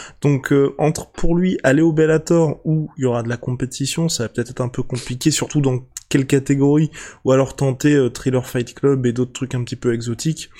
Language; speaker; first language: French; native; French